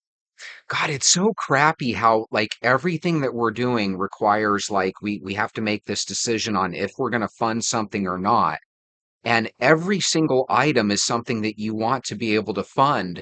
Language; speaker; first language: English; native; English